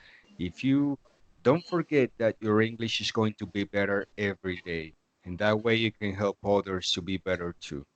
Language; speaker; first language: English; non-native, fluent; Spanish